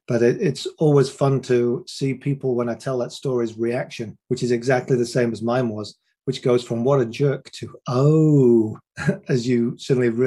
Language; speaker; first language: English; native; English